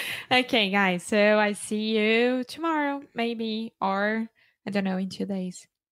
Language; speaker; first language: English; non-native, fluent; Portuguese